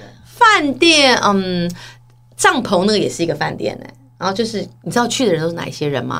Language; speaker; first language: Chinese; native; Chinese